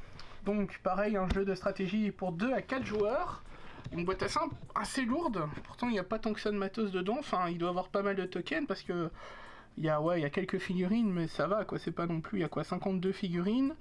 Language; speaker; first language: French; native; French